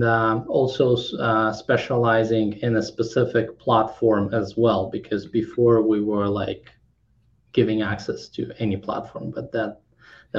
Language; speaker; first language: English; non-native, fluent; Kazakh